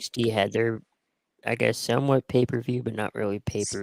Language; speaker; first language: English; native; English